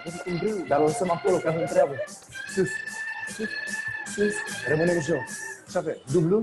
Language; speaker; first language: Romanian; native; Romanian